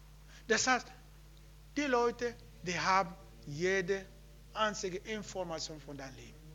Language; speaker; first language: German; non-native, learner; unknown